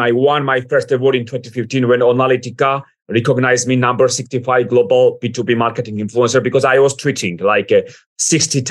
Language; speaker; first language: English; non-native, fluent; Georgian